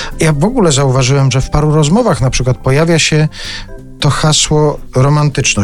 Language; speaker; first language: Polish; native; Polish